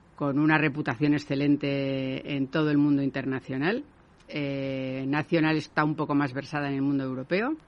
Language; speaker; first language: Spanish; native; Spanish